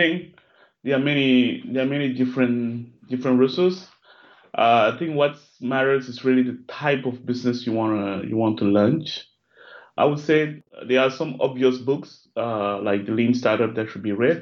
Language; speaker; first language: English; non-native, local second language; French